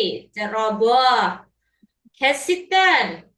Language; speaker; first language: English; non-native, learner; Indonesian